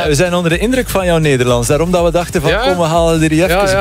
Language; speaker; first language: Dutch; native; Dutch